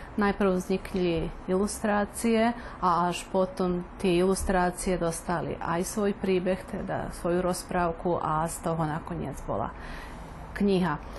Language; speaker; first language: Slovak; native; Slovak